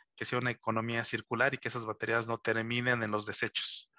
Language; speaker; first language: Spanish; native; Spanish